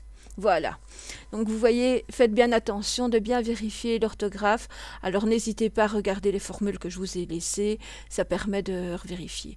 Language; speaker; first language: French; native; French